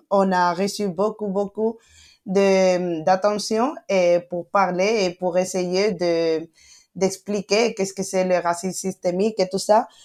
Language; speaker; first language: French; non-native, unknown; Spanish